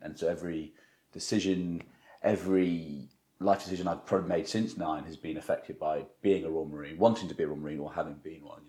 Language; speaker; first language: English; native; English